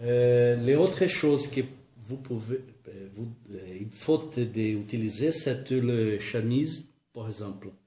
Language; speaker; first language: French; non-native, learner; Portuguese